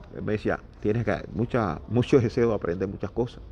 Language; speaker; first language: Spanish; native; Spanish